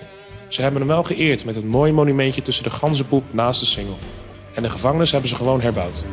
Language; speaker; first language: Dutch; native; Dutch